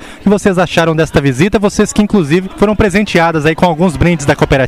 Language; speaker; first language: Portuguese; native; Portuguese